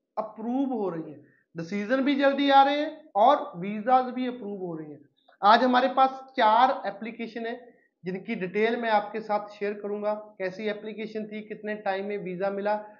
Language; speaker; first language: Hindi; non-native, local second language; Punjabi